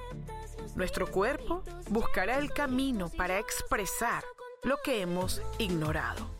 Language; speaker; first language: Spanish; native; Spanish